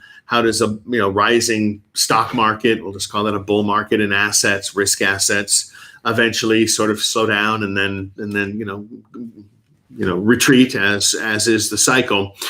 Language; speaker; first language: English; native; English